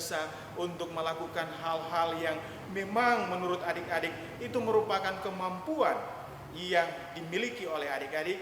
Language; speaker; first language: Indonesian; native; Indonesian